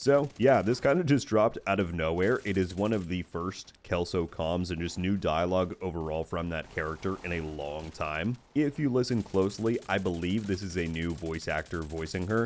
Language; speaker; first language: English; native; English